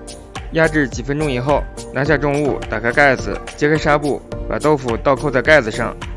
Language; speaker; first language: Chinese; native; Chinese